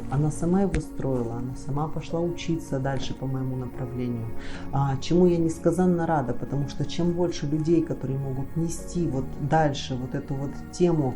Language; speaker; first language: Russian; native; Russian